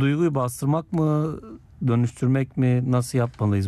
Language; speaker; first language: Turkish; native; Turkish